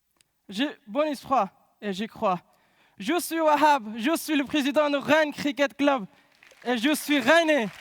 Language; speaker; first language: French; non-native, learner; Pashto